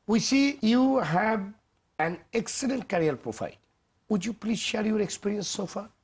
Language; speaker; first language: English; non-native, local second language; Bangla